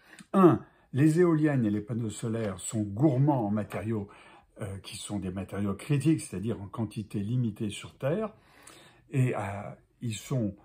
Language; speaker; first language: French; native; French